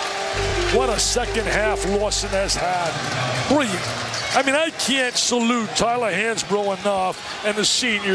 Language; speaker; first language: English; native; English